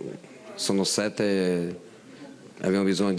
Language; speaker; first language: Italian; non-native, fluent; Portuguese